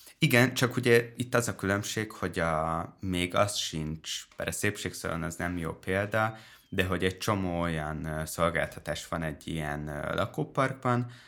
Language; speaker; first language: Hungarian; native; Hungarian